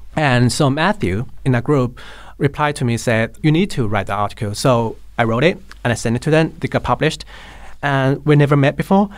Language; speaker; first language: English; non-native, fluent; Chinese